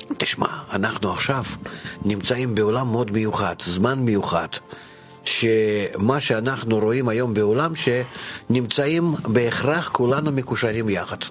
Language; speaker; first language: Hebrew; non-native, fluent; Russian